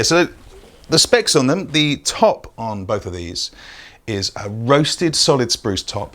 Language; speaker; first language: English; native; English